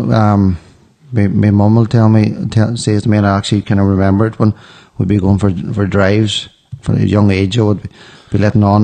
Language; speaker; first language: English; native; English